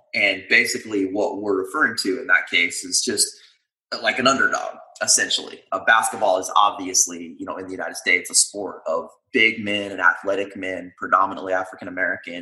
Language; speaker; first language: English; native; English